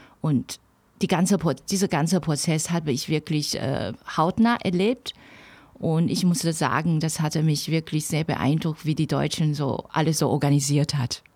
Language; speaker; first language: German; non-native, fluent; Chinese